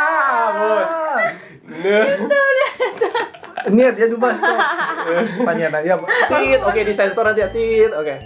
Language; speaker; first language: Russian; non-native, learner; Indonesian